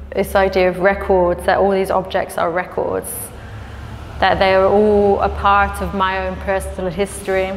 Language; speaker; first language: English; native; English